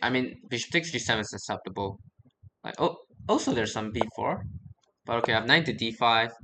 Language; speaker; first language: English; non-native, fluent; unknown